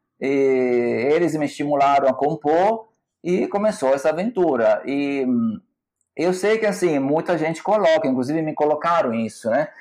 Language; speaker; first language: Portuguese; non-native, fluent; Italian